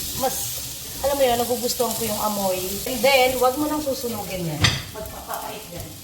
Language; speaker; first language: Filipino; non-native, local second language; Bikol